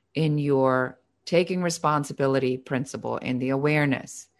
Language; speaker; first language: English; non-native, fluent; German